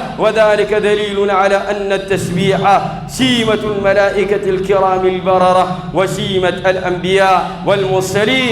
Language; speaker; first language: Arabic; native; Arabic